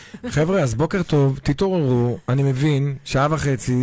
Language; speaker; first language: Hebrew; native; Hebrew